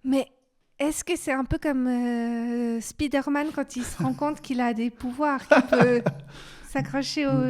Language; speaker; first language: French; native; French